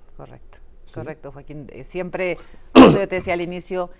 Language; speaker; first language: Spanish; native; Spanish